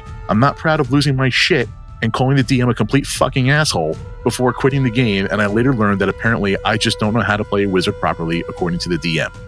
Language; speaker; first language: English; native; English